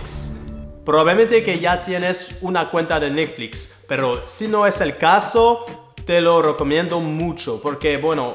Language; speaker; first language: Spanish; non-native, learner; French